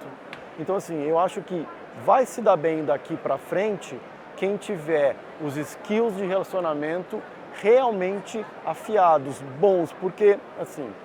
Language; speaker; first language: Portuguese; native; Portuguese